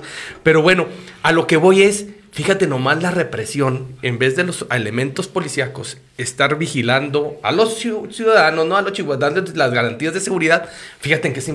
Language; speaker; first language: Spanish; native; Spanish